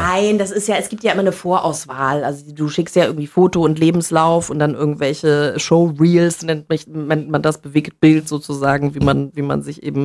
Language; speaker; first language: German; native; German